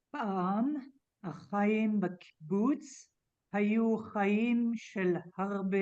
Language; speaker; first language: Hebrew; non-native, learner; French